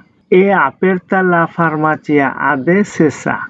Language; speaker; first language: Italian; non-native, fluent; Bangla